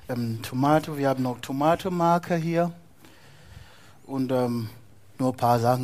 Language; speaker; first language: German; non-native, fluent; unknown